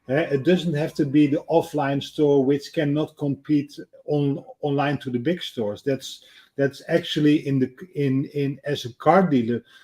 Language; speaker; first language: English; non-native, fluent; Dutch